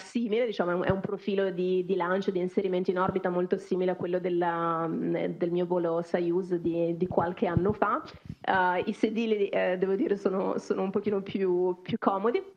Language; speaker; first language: Italian; native; Italian